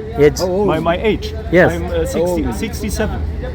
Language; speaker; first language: English; non-native, learner; German